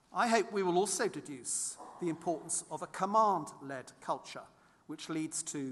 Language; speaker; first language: English; native; English